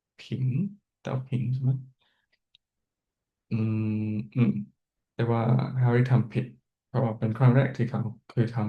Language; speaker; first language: Thai; non-native, fluent; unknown